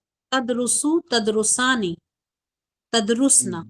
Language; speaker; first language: Arabic; non-native, learner; Urdu